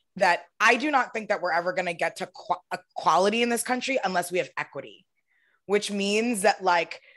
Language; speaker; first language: English; native; English